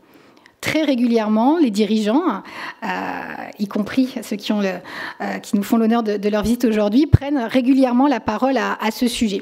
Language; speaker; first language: French; native; French